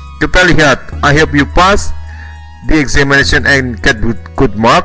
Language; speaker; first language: English; non-native, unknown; Indonesian